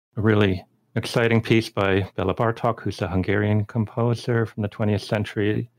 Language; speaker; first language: English; native; English